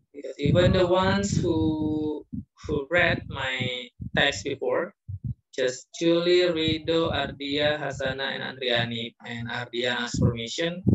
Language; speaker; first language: English; non-native, fluent; Indonesian